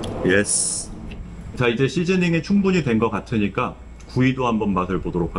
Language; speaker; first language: Korean; native; Korean